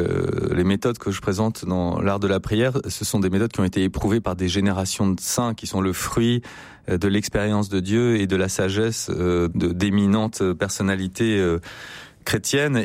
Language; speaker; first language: French; native; French